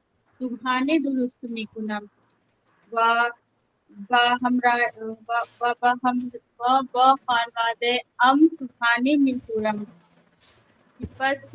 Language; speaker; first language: Persian; non-native, learner; Urdu